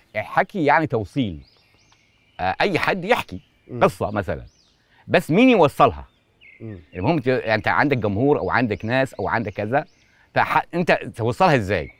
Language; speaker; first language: Egyptian Arabic; non-native, local second language; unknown